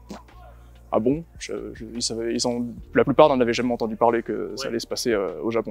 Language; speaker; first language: French; native; French